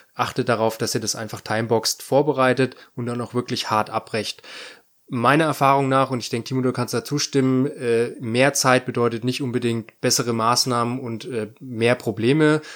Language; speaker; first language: German; native; German